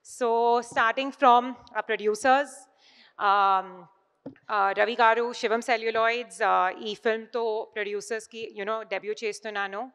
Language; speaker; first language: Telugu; non-native, learner; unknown